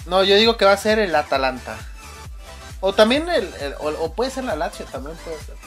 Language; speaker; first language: Spanish; native; Spanish